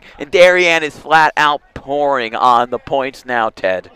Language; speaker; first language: English; native; English